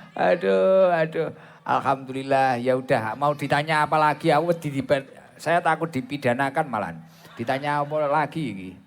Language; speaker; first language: Indonesian; non-native, local second language; Javanese